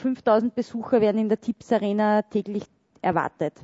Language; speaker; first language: German; native; German